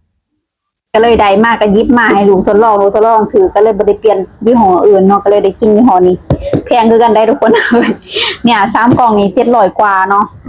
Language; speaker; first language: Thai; non-native, local second language; Lao